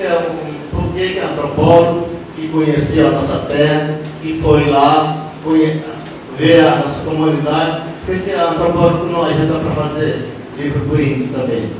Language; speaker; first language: Portuguese; non-native, local second language; Yanomámi